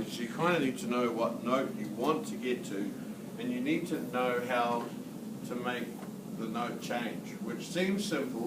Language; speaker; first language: English; native; English